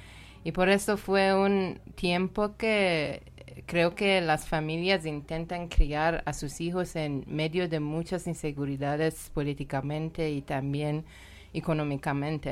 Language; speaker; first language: Spanish; non-native, learner; Persian